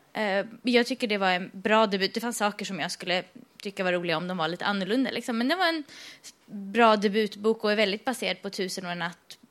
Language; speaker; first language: Swedish; early bilingual, other home language; Persian